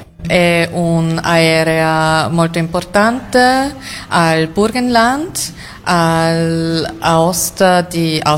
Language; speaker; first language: Italian; non-native, fluent; German